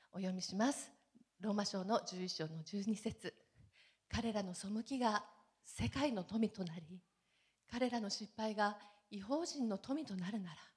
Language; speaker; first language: Japanese; native; Japanese